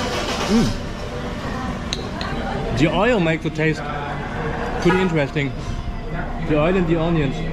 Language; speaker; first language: English; non-native, fluent; German